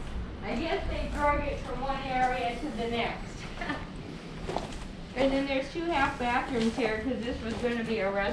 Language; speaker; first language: English; native; English